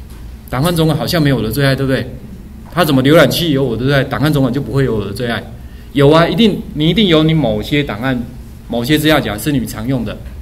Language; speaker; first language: Chinese; native; Chinese